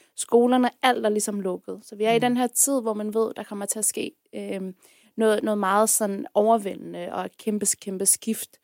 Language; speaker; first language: Danish; early bilingual, other home language; Persian